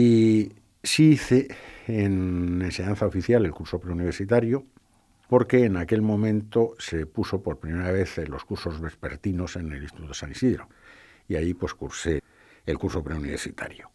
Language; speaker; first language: Spanish; native; Spanish